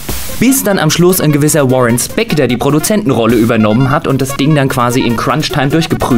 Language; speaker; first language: German; native; German